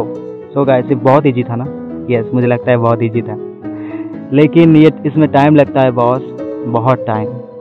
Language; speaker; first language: Hindi; non-native, local second language; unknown